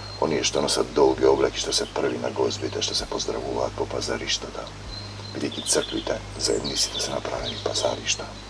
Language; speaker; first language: Macedonian; native; Macedonian